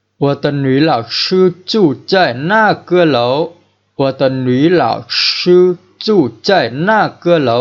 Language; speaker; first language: Chinese; non-native, fluent; Vietnamese